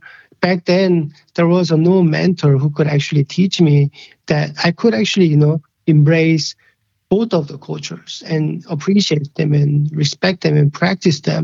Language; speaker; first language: English; early bilingual, other home language; Korean